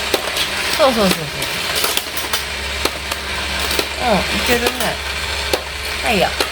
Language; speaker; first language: Japanese; native; Japanese